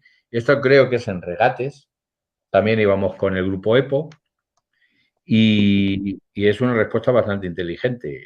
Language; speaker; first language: Spanish; native; Spanish